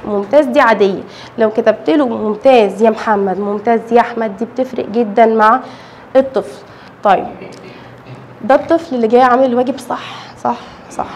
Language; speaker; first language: Arabic; native; Arabic